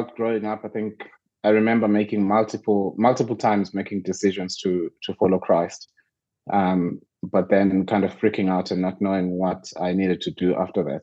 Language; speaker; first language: English; non-native, local second language; Zulu